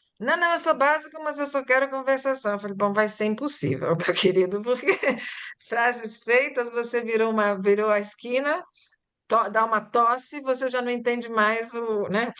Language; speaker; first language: Portuguese; native; Portuguese